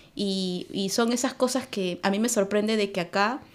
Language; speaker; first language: Spanish; native; Spanish